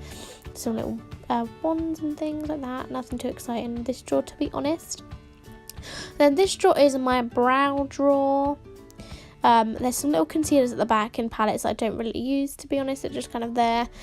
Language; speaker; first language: English; native; English